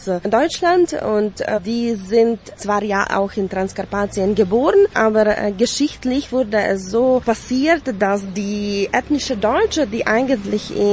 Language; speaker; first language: German; early bilingual, heritage; German